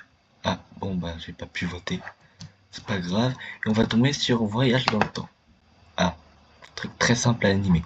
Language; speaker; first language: French; native; French